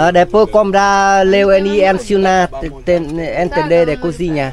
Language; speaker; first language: Portuguese; non-native, learner; Vietnamese